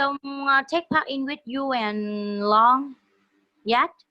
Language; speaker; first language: English; non-native, learner; Vietnamese